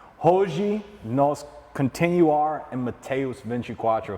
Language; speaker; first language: Portuguese; non-native, learner; English